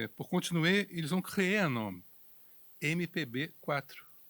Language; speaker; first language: French; non-native, fluent; Portuguese